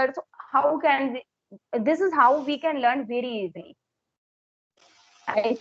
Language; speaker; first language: English; non-native, local second language; Hindi